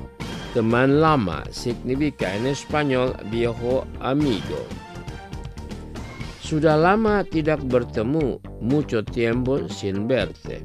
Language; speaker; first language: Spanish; non-native, fluent; Indonesian